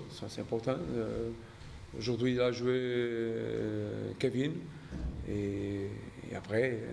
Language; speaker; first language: French; non-native, learner; Portuguese